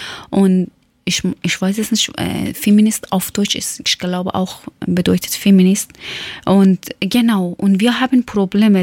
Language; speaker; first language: German; non-native, learner; Persian